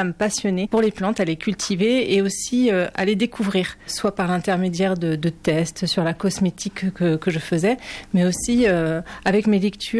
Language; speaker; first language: French; native; French